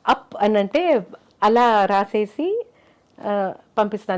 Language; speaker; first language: Telugu; non-native, local second language; Malayalam